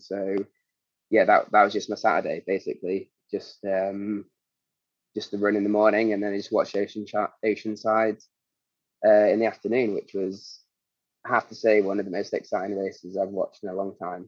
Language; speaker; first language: English; native; English